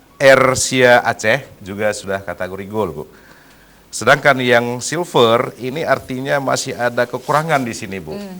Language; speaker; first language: Malay; native; Malay